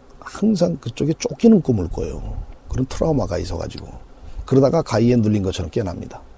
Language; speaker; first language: Korean; native; Korean